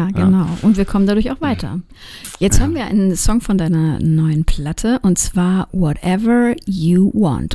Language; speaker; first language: German; native; German